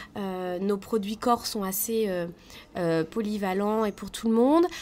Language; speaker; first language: French; native; French